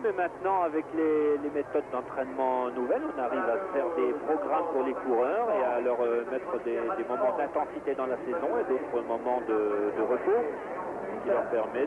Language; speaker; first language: French; native; French